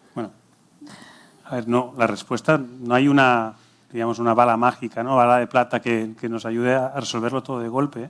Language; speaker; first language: Spanish; native; Spanish